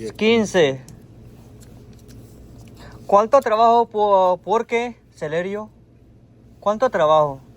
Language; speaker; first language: Spanish; non-native, learner; Gujarati